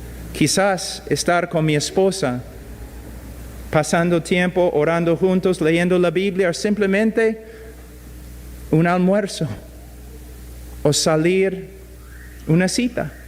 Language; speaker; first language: Spanish; non-native, fluent; English